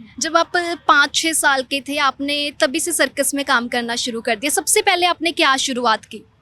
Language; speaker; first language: Hindi; non-native, local second language; Punjabi